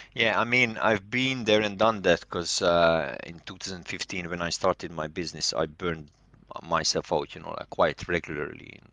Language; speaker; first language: English; non-native, fluent; Hungarian